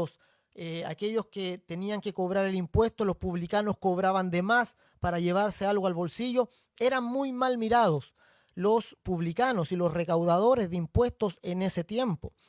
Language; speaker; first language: Spanish; native; Spanish